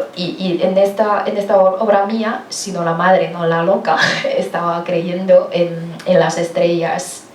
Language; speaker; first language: Spanish; non-native, fluent; Chinese